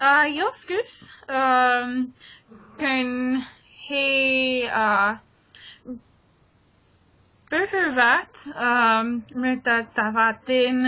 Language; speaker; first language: Finnish; non-native, learner; English